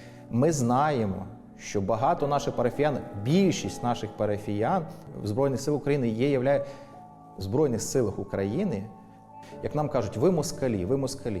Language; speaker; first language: Ukrainian; native; Ukrainian